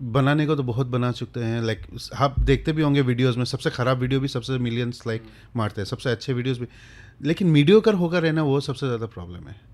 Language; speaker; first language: Hindi; non-native, local second language; Bangla